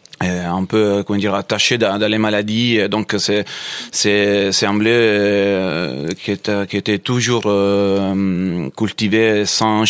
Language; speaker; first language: French; non-native, fluent; Italian